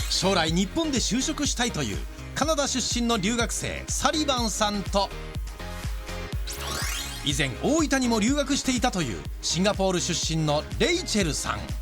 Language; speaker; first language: Japanese; native; Japanese